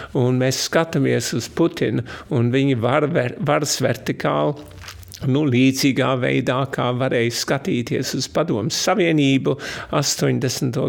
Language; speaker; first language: Latvian; early bilingual, heritage; Latvian